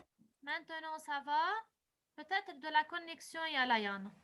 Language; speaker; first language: French; non-native, local second language; Arabic